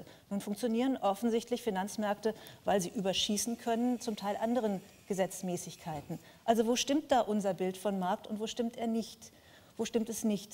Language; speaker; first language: German; native; German